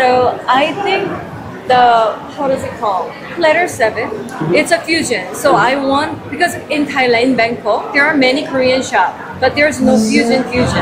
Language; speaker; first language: English; non-native, fluent; Korean